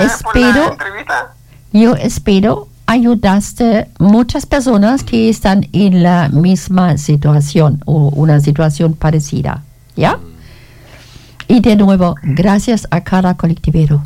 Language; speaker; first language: Spanish; non-native, learner; German